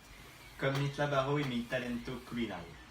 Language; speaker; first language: Spanish; non-native, learner; French